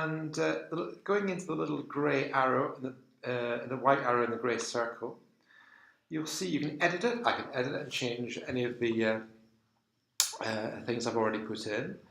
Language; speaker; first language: English; native; English